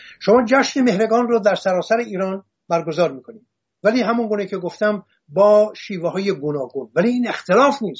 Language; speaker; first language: Persian; non-native, local second language; Assyrian Neo-Aramaic